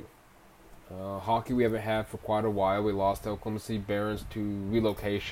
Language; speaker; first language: English; native; English